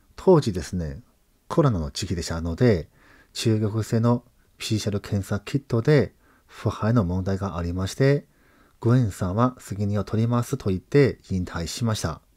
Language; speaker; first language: Japanese; non-native, fluent; Chinese